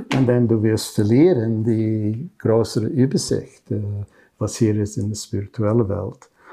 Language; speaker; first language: German; non-native, learner; English